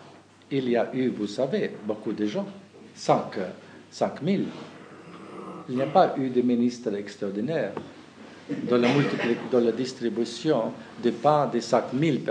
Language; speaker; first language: French; non-native, fluent; German